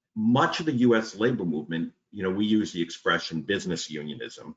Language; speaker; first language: English; native; English